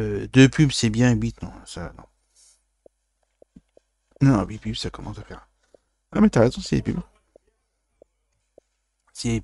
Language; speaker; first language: French; native; French